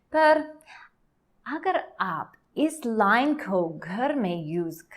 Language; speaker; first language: Hindi; non-native, learner; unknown